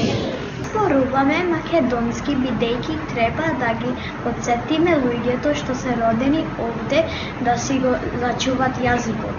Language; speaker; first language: Macedonian; early bilingual, heritage; Macedonian